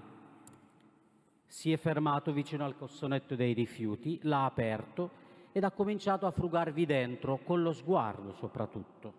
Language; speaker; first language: Italian; non-native, fluent; Romanian